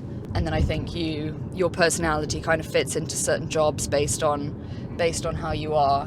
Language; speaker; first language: English; native; English